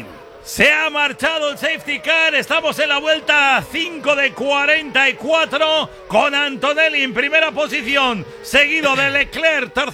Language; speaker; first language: Spanish; native; Spanish